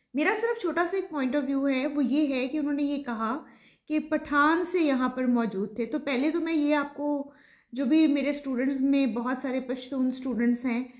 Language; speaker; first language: Urdu; native; Urdu